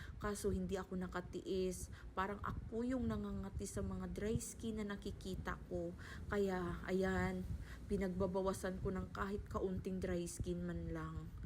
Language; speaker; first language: Filipino; non-native, local second language; Hiligaynon